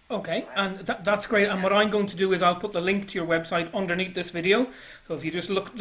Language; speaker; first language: English; native; English